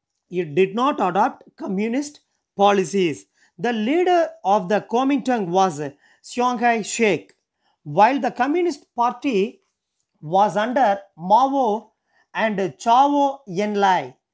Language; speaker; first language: English; non-native, local second language; Tamil